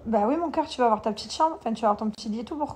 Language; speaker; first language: French; native; French